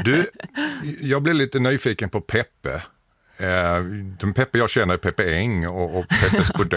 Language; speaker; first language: Swedish; native; Swedish